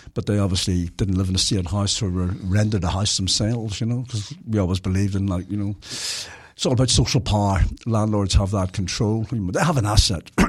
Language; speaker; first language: English; native; English